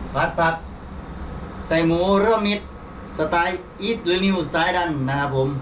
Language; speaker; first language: Thai; native; Thai